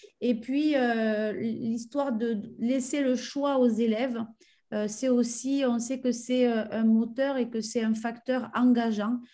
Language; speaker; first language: French; native; French